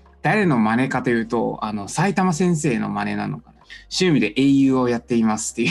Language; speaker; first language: Japanese; non-native, fluent; Chinese